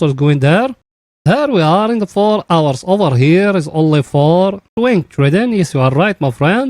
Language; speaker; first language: English; non-native, fluent; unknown